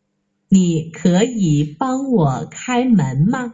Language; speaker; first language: Chinese; non-native, learner; Vietnamese